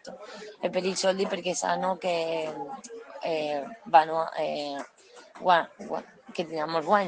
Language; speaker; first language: Italian; non-native, learner; Spanish